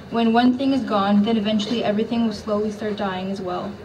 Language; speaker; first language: English; native; English